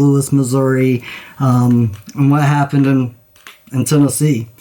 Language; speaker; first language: English; native; English